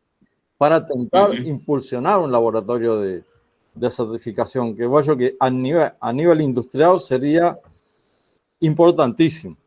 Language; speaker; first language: Portuguese; non-native, fluent; Spanish